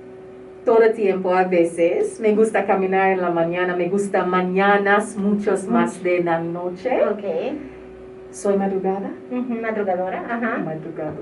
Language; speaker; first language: Spanish; non-native, learner; English